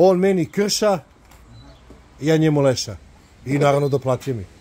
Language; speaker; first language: Croatian; native; Croatian